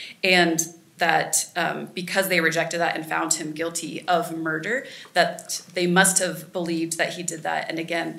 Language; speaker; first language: English; native; English